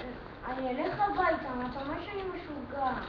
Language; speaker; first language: Hebrew; early bilingual, other home language; Russian